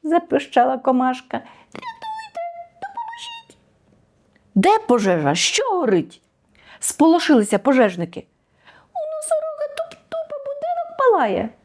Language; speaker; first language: Ukrainian; native; Ukrainian